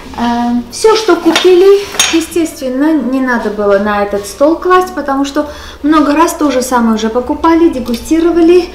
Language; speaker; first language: Russian; non-native, local second language; Armenian